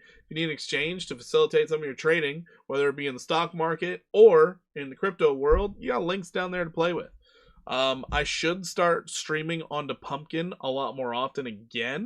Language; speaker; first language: English; native; English